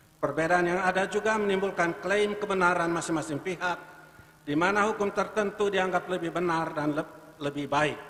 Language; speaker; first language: Indonesian; non-native, local second language; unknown